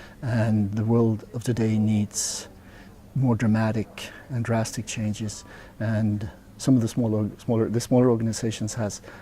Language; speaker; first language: English; non-native, fluent; Swedish